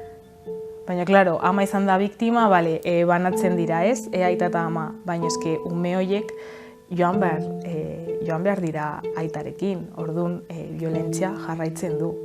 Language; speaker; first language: Basque; non-native, local second language; Spanish